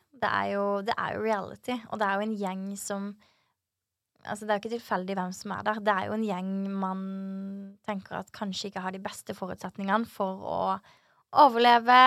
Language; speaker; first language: Norwegian; native; Norwegian